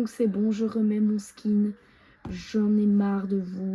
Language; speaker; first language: French; native; French